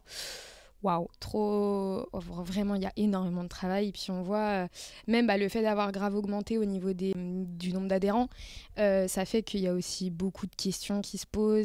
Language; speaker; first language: French; native; French